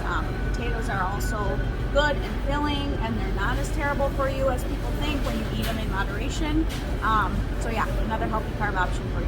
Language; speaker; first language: English; native; English